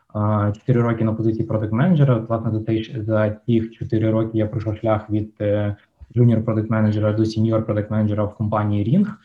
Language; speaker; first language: Ukrainian; non-native, local second language; Russian